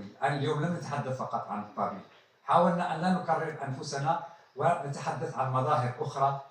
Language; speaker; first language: Arabic; native; Arabic